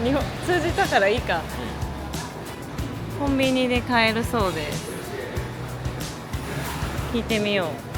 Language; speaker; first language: Japanese; native; Japanese